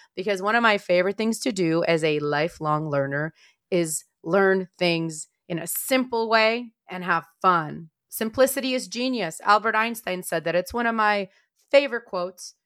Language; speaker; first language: English; non-native, fluent; Romanian